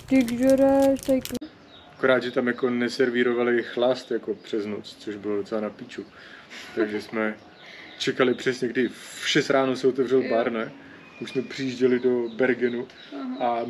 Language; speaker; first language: Czech; native; Czech